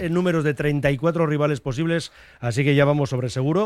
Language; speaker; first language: Spanish; native; Spanish